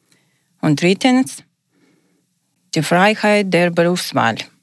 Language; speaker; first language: German; non-native, learner; Ukrainian